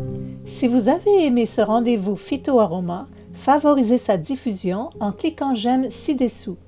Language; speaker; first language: French; native; French